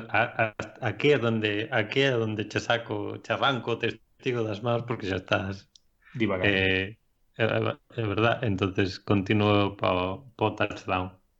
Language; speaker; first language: Galician; non-native, local second language; Spanish